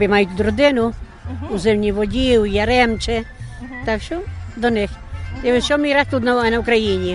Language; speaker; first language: Ukrainian; early bilingual, heritage; Ukrainian